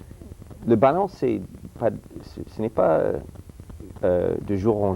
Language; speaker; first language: French; early bilingual, heritage; English